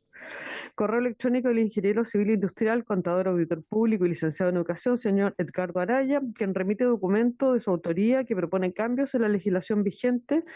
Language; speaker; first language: Spanish; native; Spanish